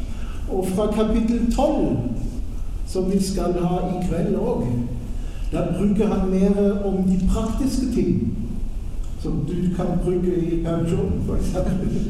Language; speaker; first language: Norwegian; non-native, fluent; German